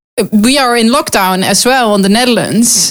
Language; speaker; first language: English; non-native, learner; Dutch